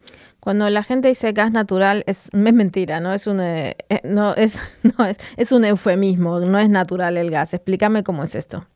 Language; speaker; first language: Spanish; native; Spanish